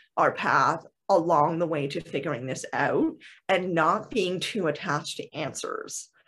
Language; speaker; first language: English; native; English